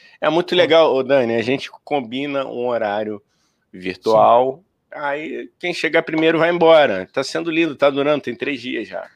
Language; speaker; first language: Portuguese; native; Portuguese